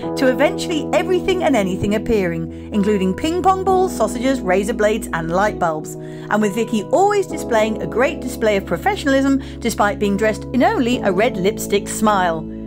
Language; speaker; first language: English; native; English